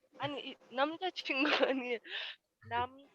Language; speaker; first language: Korean; non-native, learner; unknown